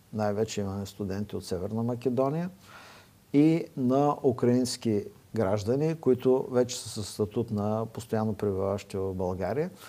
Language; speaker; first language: Bulgarian; native; Bulgarian